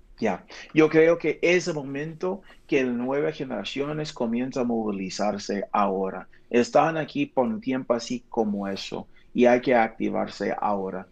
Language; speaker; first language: Spanish; non-native, fluent; English